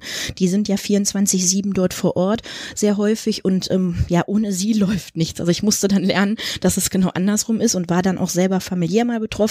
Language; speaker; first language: German; native; German